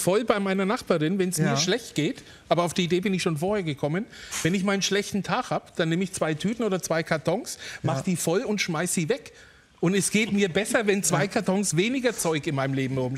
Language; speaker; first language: German; native; German